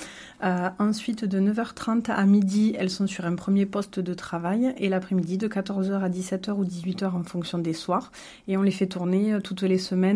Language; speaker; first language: French; native; French